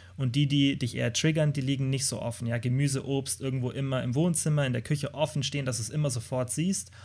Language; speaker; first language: German; native; German